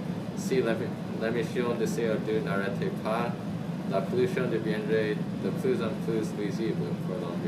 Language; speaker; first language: French; non-native, learner; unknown